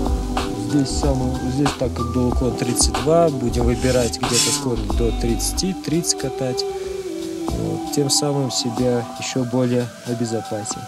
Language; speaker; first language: Russian; native; Russian